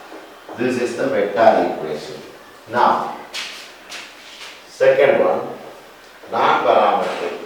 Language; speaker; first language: English; non-native, local second language; Tamil